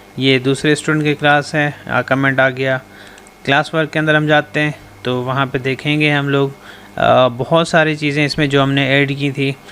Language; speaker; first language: Urdu; non-native, local second language; Sindhi